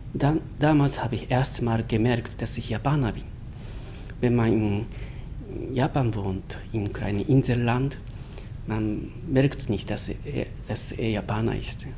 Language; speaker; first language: German; non-native, learner; Japanese